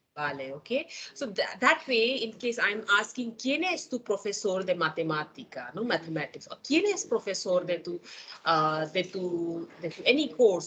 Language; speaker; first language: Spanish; non-native, fluent; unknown